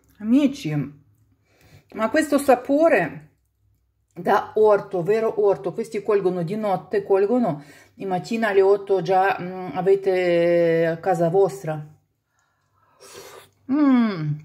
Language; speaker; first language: Italian; non-native, local second language; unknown